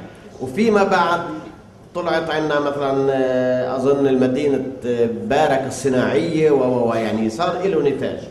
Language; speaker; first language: Arabic; native; Arabic